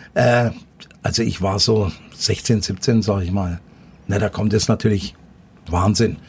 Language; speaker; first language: German; native; German